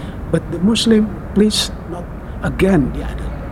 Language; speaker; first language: English; non-native, learner; Indonesian